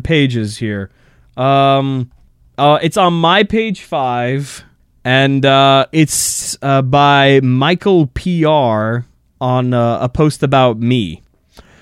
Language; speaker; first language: English; native; English